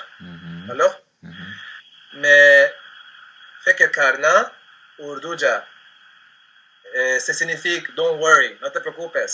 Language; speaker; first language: French; non-native, learner; Spanish